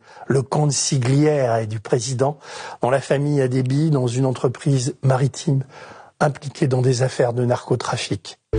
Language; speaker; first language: French; native; French